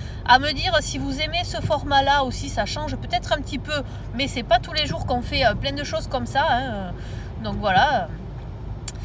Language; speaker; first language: French; native; French